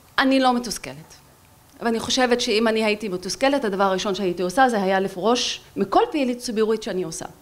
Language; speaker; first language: Hebrew; non-native, local second language; Arabic